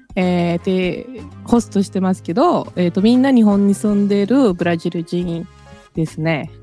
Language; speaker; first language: Japanese; early bilingual, heritage; Portuguese